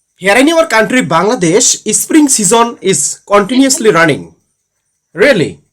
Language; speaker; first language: English; non-native, learner; Bangla